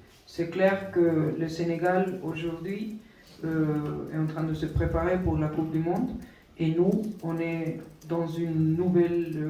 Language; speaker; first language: French; non-native, fluent; Spanish